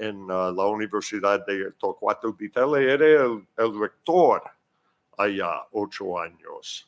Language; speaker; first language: Spanish; non-native, fluent; English